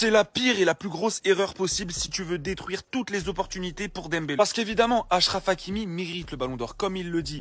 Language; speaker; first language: French; native; French